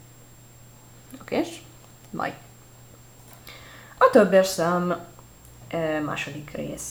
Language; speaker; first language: Hungarian; non-native, learner; Italian